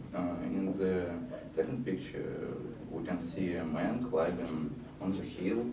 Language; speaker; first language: English; non-native, learner; Russian